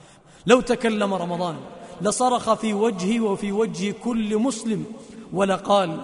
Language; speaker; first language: Arabic; native; Arabic